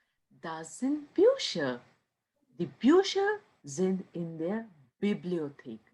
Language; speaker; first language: German; non-native, fluent; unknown